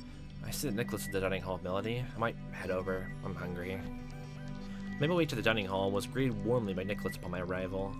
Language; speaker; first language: English; native; English